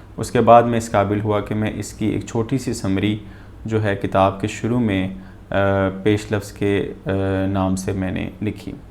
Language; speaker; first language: Urdu; native; Urdu